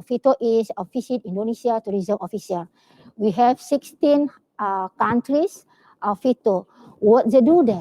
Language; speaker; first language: English; non-native, learner; Indonesian